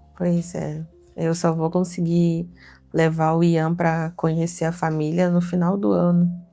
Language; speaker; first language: Portuguese; native; Portuguese